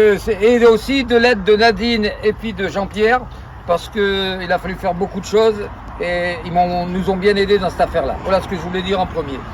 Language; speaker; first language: French; native; French